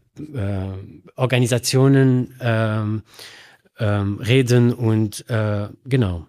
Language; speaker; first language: German; non-native, learner; Arabic